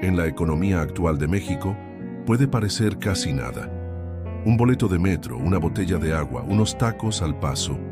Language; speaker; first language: Spanish; native; Spanish